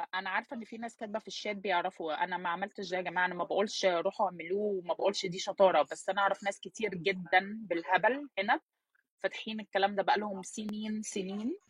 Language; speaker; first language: Arabic; early bilingual, heritage; Arabic